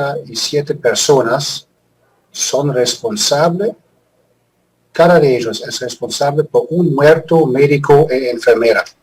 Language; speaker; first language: Spanish; non-native, fluent; German